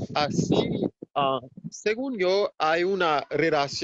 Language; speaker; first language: Spanish; non-native, fluent; Haitian Creole